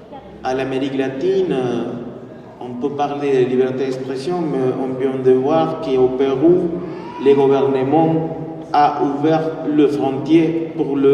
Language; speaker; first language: French; non-native, fluent; Spanish